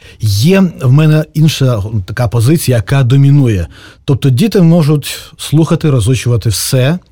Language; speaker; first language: Ukrainian; native; Ukrainian